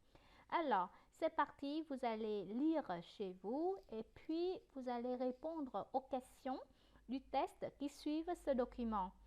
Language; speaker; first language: French; non-native, fluent; Vietnamese